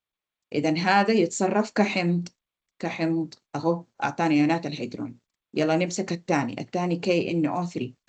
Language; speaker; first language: Arabic; native; Arabic